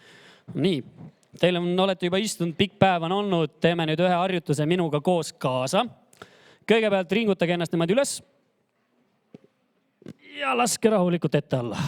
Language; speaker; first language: Estonian; native; Estonian